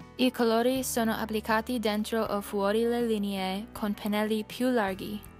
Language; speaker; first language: Italian; non-native, learner; English